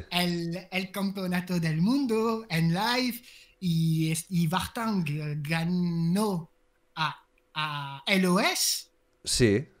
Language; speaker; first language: Spanish; non-native, fluent; French